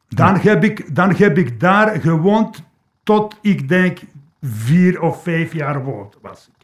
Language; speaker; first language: Dutch; non-native, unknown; Polish